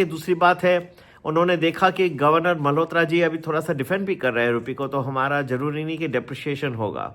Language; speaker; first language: Hindi; native; Hindi